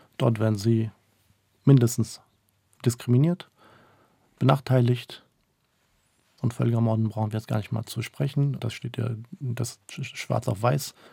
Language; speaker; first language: German; early bilingual, other home language; Kurdish